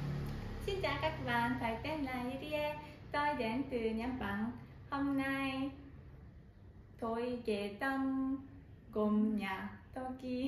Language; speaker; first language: Vietnamese; non-native, learner; Japanese